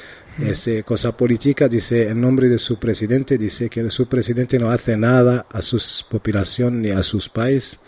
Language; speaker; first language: Spanish; non-native, learner; Arabic